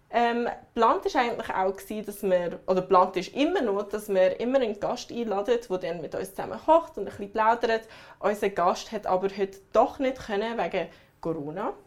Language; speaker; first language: German; early bilingual, other home language; English